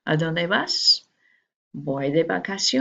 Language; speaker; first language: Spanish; non-native, learner; English